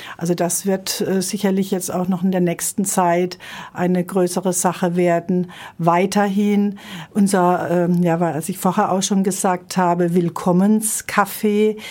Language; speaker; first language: German; native; German